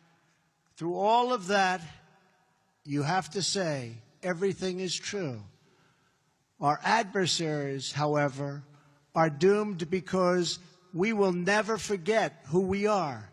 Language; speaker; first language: English; native; English